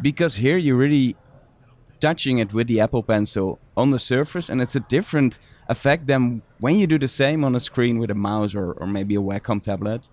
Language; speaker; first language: English; non-native, fluent; Dutch